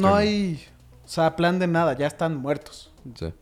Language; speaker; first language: Spanish; native; Spanish